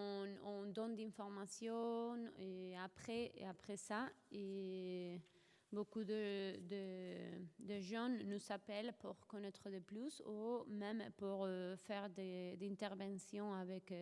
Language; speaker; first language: French; non-native, fluent; Spanish